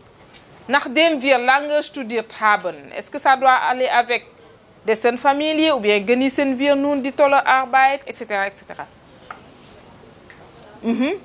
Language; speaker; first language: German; non-native, fluent; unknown